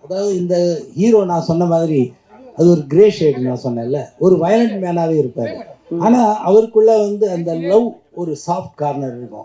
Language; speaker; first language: Tamil; native; Tamil